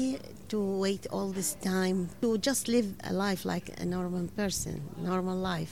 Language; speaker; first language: English; non-native, learner; Arabic